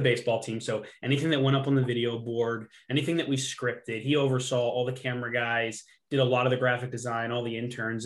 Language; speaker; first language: English; native; English